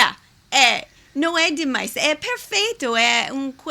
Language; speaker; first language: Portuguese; non-native, learner; English